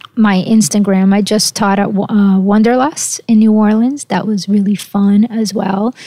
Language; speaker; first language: English; early bilingual, other home language; Portuguese